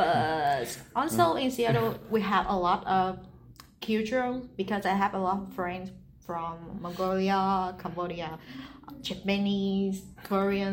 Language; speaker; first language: English; non-native, learner; Vietnamese